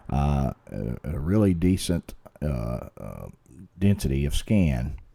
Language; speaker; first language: English; native; English